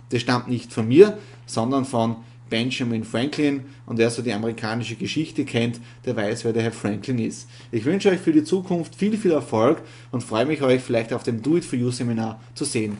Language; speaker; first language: German; native; German